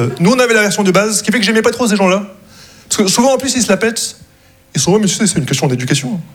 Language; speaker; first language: French; early bilingual, other home language; Arabic